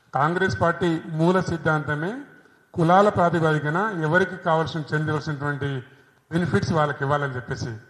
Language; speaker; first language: Telugu; non-native, local second language; Lambadi